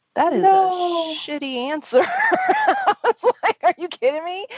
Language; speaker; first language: English; native; English